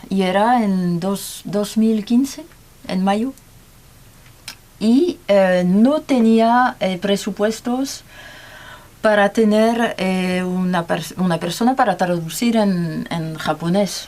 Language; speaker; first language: Spanish; non-native, learner; French